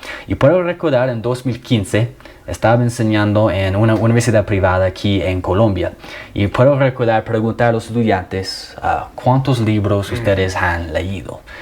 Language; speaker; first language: Spanish; non-native, fluent; English